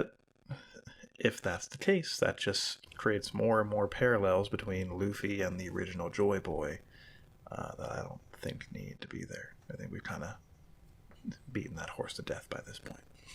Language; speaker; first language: English; native; English